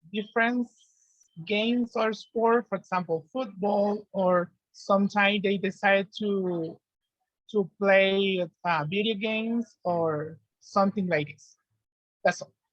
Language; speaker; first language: English; non-native, learner; Spanish